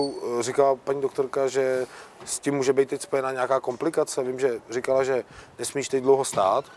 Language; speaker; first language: Czech; native; Czech